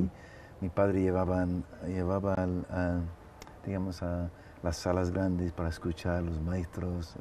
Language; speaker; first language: Spanish; non-native, fluent; English